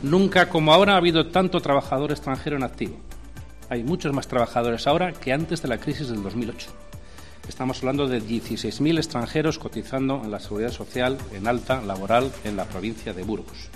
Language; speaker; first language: Spanish; native; Spanish